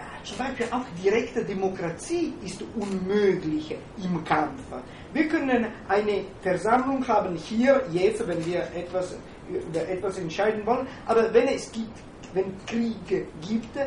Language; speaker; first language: German; non-native, fluent; Italian